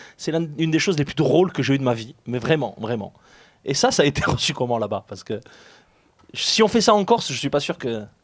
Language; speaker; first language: French; native; French